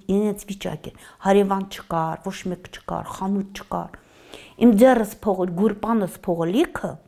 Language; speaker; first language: Armenian; native; Armenian